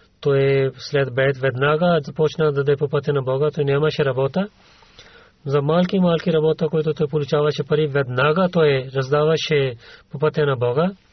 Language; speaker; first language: Bulgarian; non-native, learner; Urdu